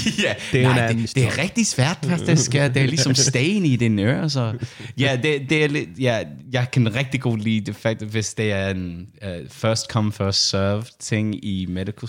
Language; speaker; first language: Danish; non-native, learner; English